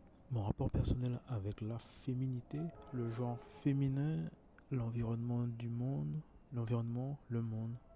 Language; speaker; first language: French; native; French